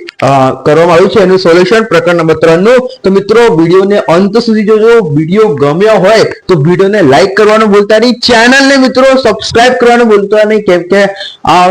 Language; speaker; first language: Gujarati; native; Gujarati